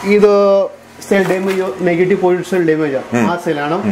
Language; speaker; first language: Malayalam; non-native, learner; Hindi